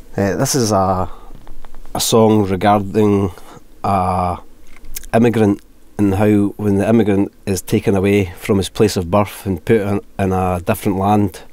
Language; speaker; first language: English; native; English